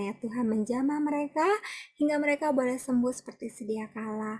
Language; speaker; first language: Indonesian; native; Indonesian